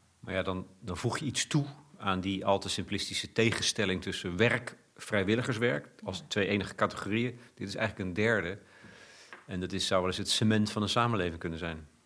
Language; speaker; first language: Dutch; native; Dutch